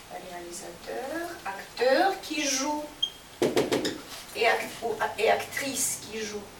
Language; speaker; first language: French; non-native, fluent; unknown